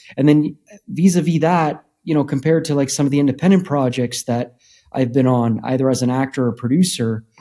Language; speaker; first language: English; native; English